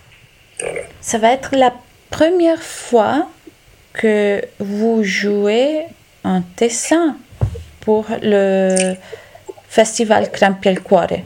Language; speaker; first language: French; non-native, fluent; Italian